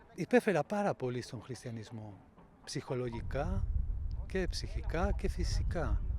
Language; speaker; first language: Greek; non-native, fluent; Spanish